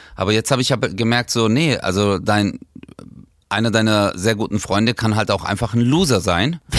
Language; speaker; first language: German; early bilingual, other home language; Turkish